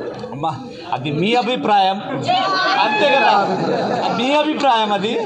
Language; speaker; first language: Telugu; non-native, local second language; Hindi